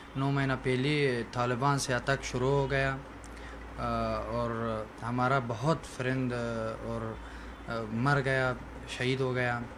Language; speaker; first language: Hindi; non-native, learner; Persian